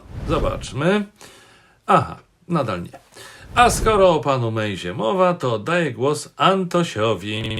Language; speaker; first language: Polish; native; Polish